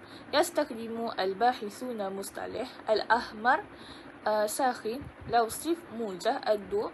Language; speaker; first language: Arabic; non-native, learner; Malay